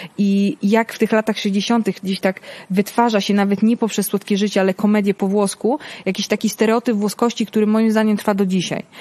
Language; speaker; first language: Polish; early bilingual, heritage; Italian